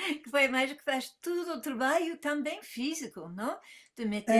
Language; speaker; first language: Portuguese; non-native, fluent; English